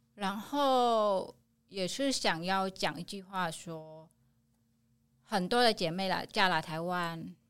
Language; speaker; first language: Chinese; non-native, fluent; Vietnamese